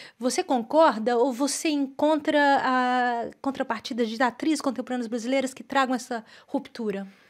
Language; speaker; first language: Portuguese; native; Portuguese